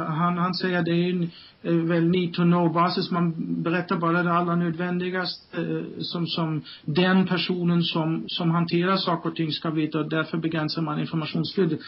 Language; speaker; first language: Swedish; non-native, fluent; German